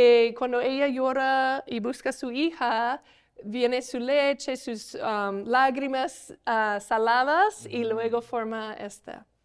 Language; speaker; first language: Spanish; non-native, learner; English